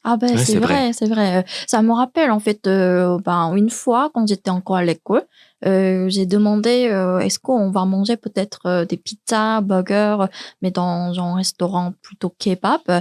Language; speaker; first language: French; non-native, learner; Korean